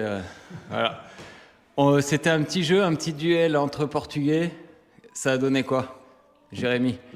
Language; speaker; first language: French; native; French